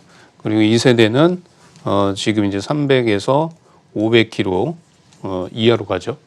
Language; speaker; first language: Korean; native; Korean